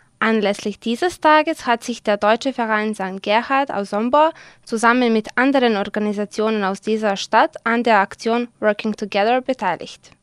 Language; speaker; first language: German; non-native, fluent; Serbian